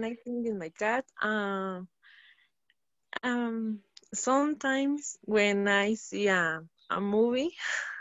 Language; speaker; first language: English; non-native, learner; Spanish